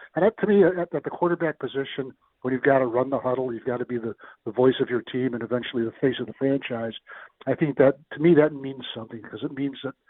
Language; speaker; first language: English; native; English